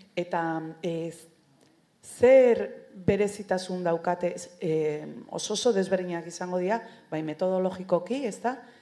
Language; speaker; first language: Basque; native; Basque